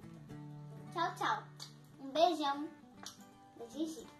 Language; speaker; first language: Portuguese; native; Portuguese